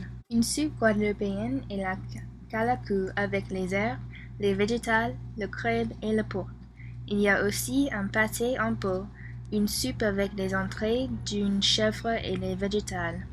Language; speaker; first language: French; non-native, learner; English